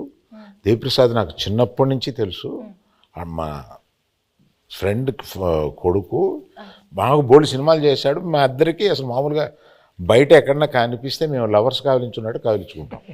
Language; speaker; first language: Telugu; native; Telugu